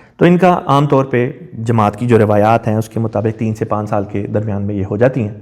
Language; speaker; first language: Urdu; native; Urdu